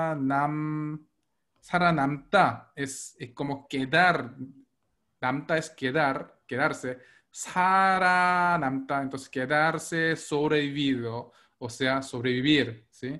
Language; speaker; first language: Spanish; non-native, fluent; Korean